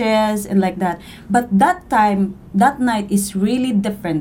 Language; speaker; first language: English; non-native, local second language; Cebuano